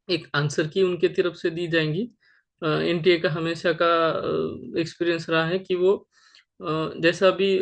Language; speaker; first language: Hindi; non-native, local second language; Marathi